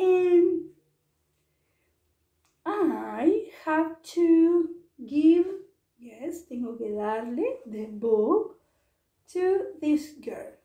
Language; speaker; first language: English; non-native, fluent; Spanish